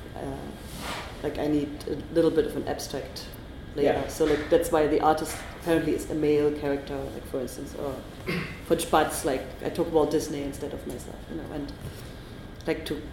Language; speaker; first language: English; non-native, fluent; German